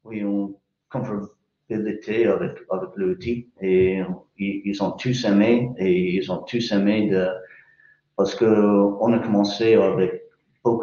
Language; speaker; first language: French; non-native, fluent; English